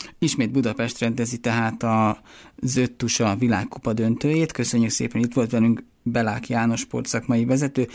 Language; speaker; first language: Hungarian; native; Hungarian